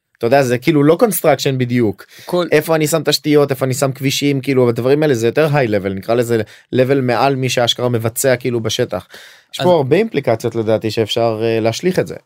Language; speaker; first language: Hebrew; native; Hebrew